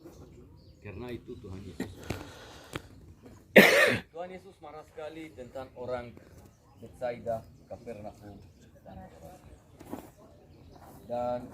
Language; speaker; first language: Indonesian; non-native, fluent; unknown